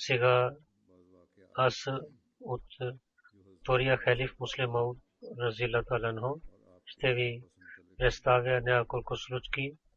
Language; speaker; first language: Bulgarian; non-native, learner; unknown